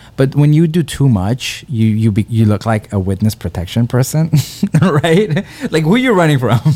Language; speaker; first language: English; early bilingual, other home language; Persian